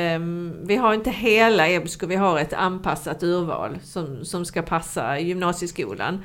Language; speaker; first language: Swedish; native; Swedish